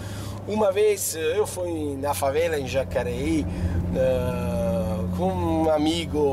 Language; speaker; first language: Portuguese; non-native, fluent; Italian